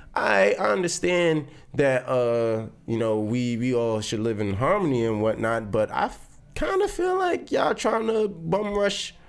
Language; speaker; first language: English; native; English